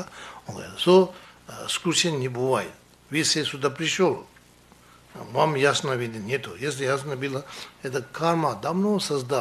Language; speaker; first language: Russian; non-native, learner; Tibetan